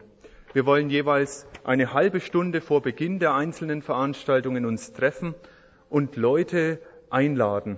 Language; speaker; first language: German; native; German